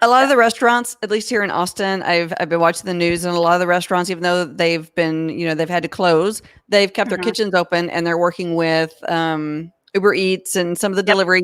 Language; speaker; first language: English; native; English